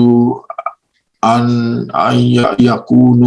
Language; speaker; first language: Arabic; non-native, learner; Indonesian